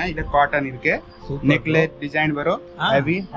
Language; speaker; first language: Tamil; non-native, learner; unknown